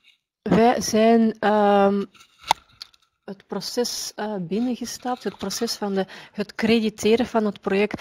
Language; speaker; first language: Dutch; non-native, fluent; Russian